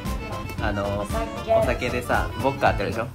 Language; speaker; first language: Japanese; native; Japanese